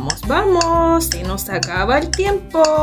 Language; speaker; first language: Spanish; native; Spanish